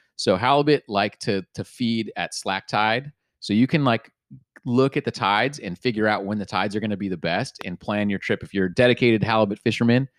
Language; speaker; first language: English; native; English